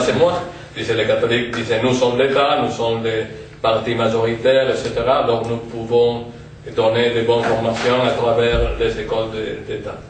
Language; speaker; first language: French; non-native, fluent; Spanish